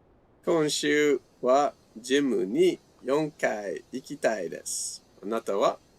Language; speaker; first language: Japanese; non-native, fluent; English